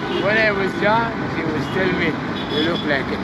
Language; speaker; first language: English; non-native, learner; Arabic